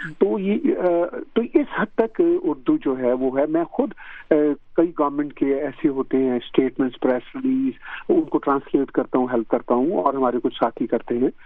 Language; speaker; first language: Urdu; non-native, local second language; Punjabi